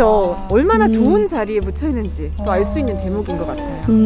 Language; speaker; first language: Korean; native; Korean